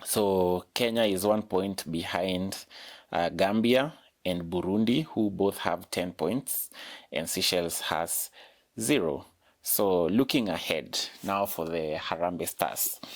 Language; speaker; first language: English; non-native, local second language; Swahili